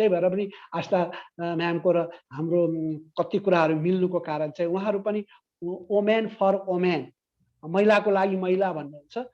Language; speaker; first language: Nepali; non-native, local second language; Newari